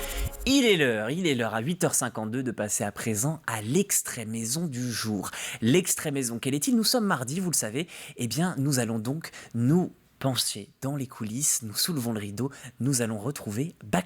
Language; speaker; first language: French; native; French